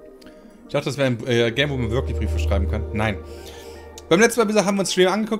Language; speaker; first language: German; native; German